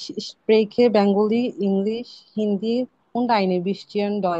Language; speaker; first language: German; non-native, learner; Bangla